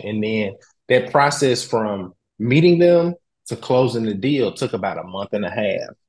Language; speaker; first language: English; native; English